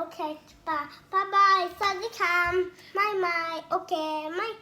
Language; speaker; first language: Thai; early bilingual, heritage; Thai